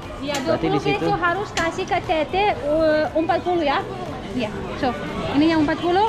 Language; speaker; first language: Indonesian; non-native, learner; English